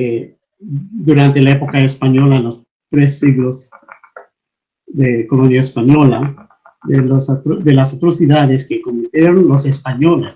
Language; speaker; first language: Spanish; non-native, fluent; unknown